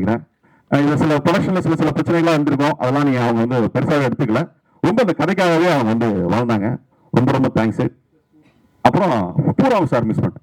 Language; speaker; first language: Tamil; native; Tamil